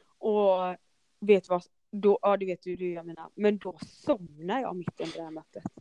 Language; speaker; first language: Swedish; early bilingual, other home language; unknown